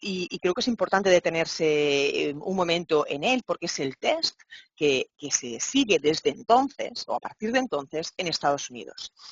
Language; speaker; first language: Spanish; native; Spanish